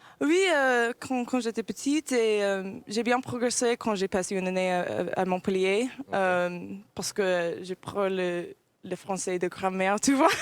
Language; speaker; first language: French; early bilingual, heritage; English